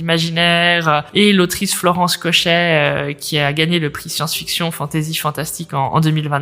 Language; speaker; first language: French; native; French